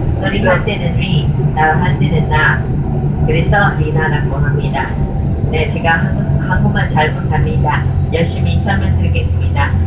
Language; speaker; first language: Korean; non-native, learner; Chinese